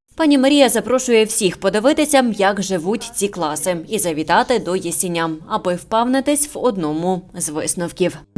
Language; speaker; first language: Ukrainian; native; Ukrainian